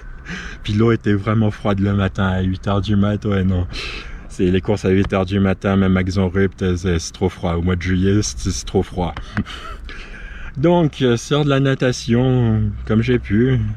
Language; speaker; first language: French; native; French